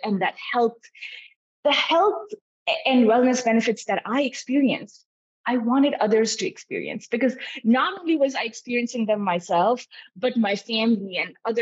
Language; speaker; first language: English; non-native, local second language; Urdu